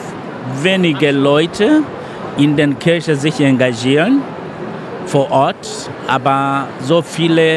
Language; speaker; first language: German; non-native, fluent; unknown